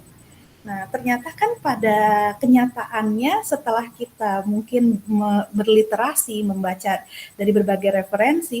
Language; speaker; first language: Indonesian; native; Indonesian